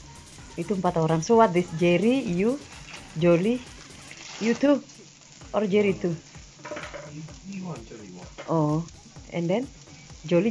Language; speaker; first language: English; non-native, learner; Indonesian